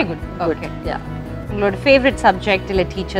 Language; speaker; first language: Tamil; native; Tamil